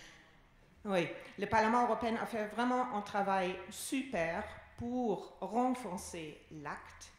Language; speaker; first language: French; non-native, fluent; German